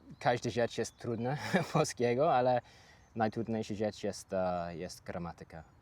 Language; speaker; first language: Polish; non-native, learner; English